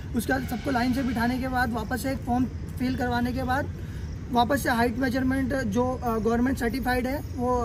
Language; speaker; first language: Hindi; non-native, local second language; Marathi